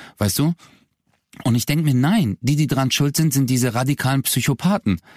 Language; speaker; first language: German; early bilingual, other home language; Turkish